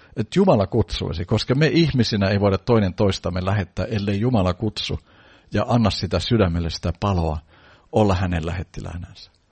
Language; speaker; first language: Finnish; native; Finnish